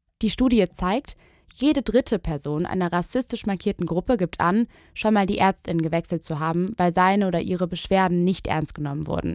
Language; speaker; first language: German; native; German